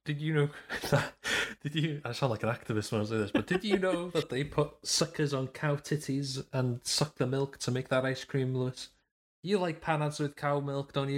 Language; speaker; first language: English; native; English